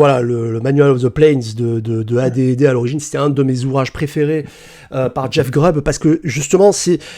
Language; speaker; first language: French; native; French